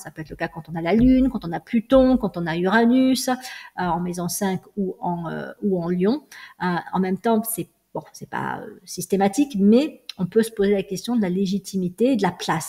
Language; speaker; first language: French; native; French